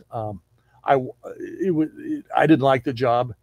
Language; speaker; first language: English; native; English